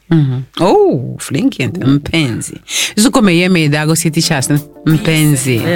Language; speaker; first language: Norwegian; non-native, fluent; Swahili